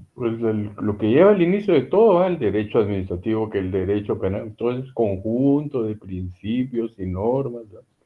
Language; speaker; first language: Spanish; native; Spanish